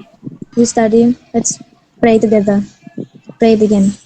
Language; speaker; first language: English; non-native, learner; Indonesian